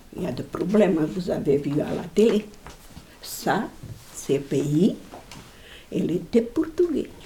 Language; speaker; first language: French; non-native, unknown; Portuguese